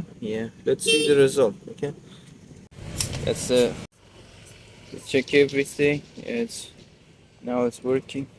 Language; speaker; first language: English; non-native, learner; Persian